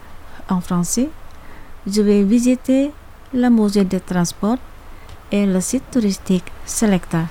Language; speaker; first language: French; non-native, fluent; Indonesian